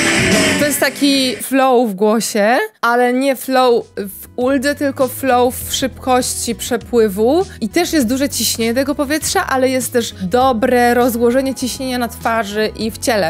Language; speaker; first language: Polish; native; Polish